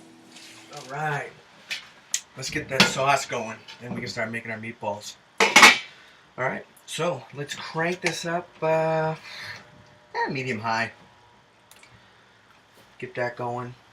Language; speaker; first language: English; native; English